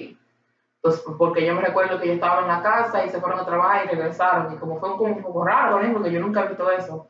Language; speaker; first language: Spanish; early bilingual, heritage; Spanish